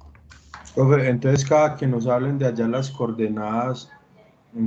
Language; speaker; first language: Spanish; native; Spanish